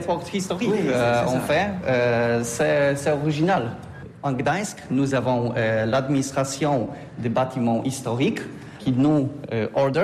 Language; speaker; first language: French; non-native, learner; Polish